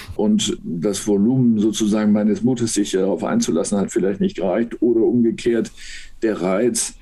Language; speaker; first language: German; native; German